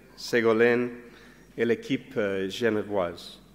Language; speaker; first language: French; non-native, learner; English